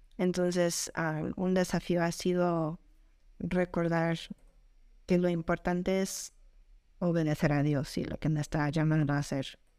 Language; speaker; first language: Spanish; non-native, fluent; English